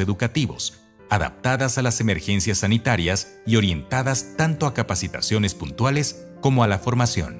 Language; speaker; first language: Spanish; native; Spanish